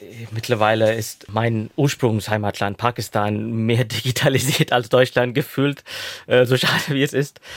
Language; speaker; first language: German; non-native, fluent; Urdu